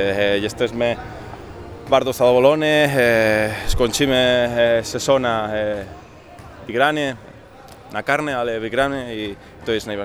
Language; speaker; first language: Polish; non-native, learner; Spanish